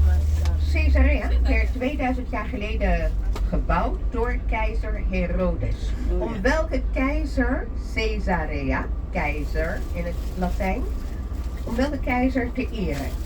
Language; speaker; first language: Dutch; non-native, fluent; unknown